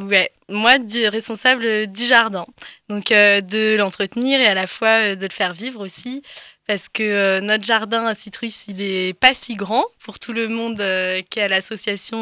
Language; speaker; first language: French; native; French